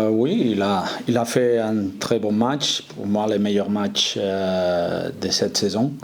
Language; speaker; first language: French; non-native, fluent; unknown